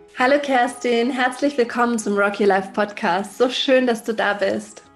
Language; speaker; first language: German; native; German